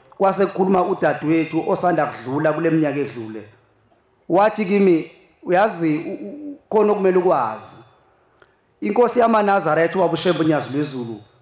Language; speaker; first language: Zulu; native; Zulu